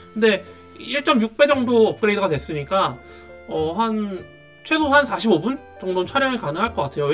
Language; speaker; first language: Korean; native; Korean